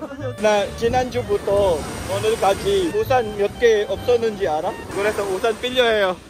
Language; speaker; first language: Korean; non-native, learner; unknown